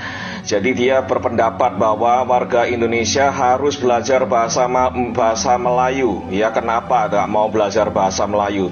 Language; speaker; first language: Indonesian; native; Indonesian